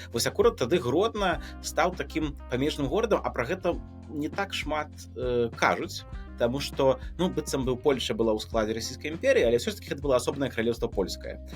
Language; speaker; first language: Belarusian; non-native, local second language; Russian